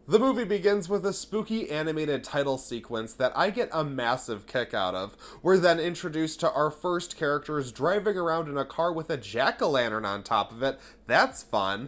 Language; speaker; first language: English; native; English